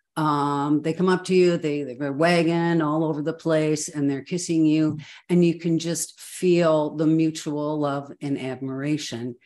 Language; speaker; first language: English; native; English